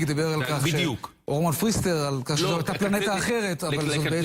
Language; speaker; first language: Hebrew; native; Hebrew